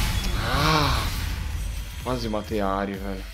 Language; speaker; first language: Portuguese; native; Portuguese